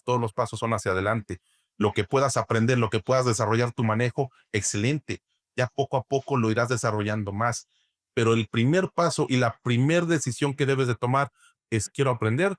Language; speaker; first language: Spanish; native; Spanish